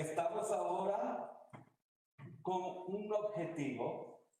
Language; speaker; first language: Spanish; early bilingual, heritage; Spanish